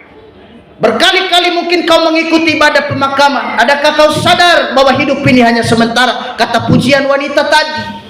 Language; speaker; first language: Indonesian; native; Indonesian